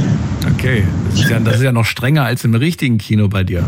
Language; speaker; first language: German; native; German